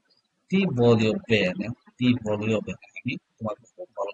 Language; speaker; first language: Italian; non-native, learner; Bangla